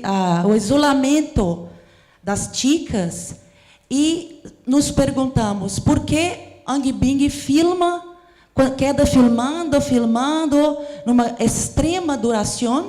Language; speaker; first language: Portuguese; non-native, learner; Spanish